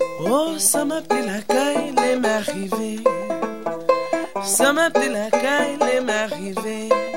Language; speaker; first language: French; non-native, learner; English